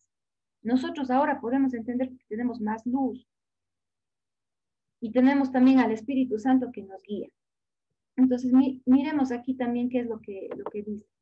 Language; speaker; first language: Spanish; native; Spanish